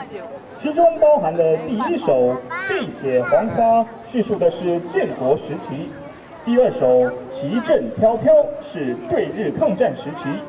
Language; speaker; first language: Chinese; native; Chinese